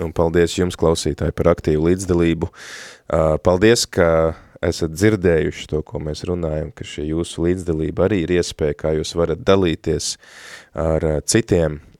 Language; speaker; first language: Latvian; native; Latvian